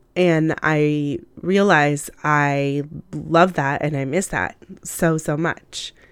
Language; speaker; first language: English; early bilingual, other home language; Hindi